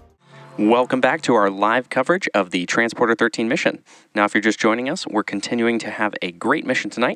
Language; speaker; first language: English; native; English